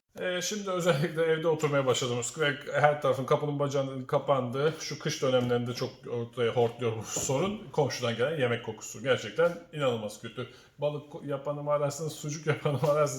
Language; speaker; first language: Turkish; native; Turkish